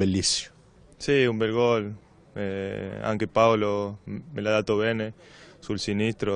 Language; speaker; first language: Italian; non-native, learner; Spanish